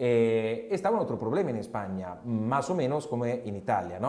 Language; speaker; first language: Spanish; non-native, learner; Italian